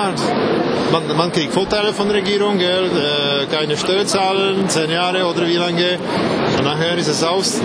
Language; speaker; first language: German; non-native, fluent; Czech